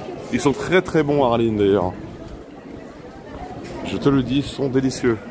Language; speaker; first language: French; native; French